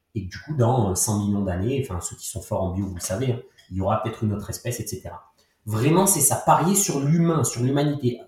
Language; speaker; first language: French; native; French